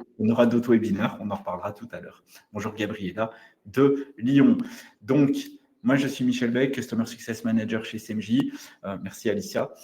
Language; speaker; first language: French; native; French